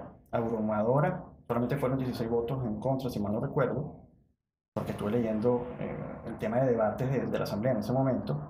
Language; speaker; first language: Spanish; native; Spanish